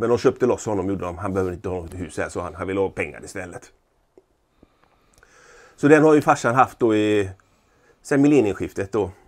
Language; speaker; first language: Swedish; native; Swedish